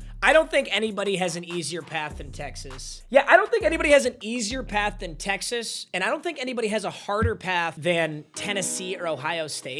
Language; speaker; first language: English; native; English